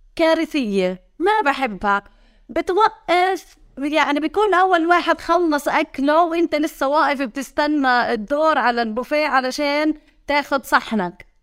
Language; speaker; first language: Arabic; native; Arabic